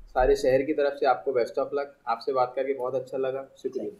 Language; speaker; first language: Hindi; non-native, local second language; Urdu